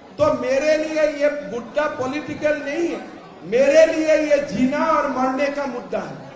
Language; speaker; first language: Hindi; non-native, local second language; Assamese